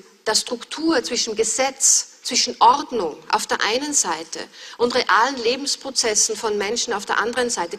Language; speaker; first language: German; native; German